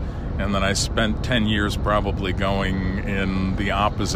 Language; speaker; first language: English; early bilingual, other home language; Lithuanian